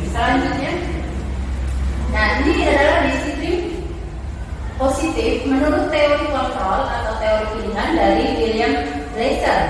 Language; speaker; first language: Indonesian; native; Indonesian